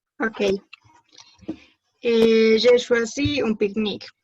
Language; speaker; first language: French; non-native, learner; Spanish